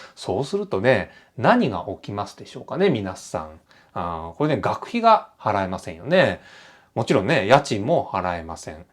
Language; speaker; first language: Japanese; native; Japanese